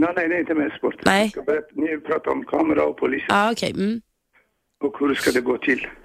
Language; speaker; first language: Swedish; non-native, learner; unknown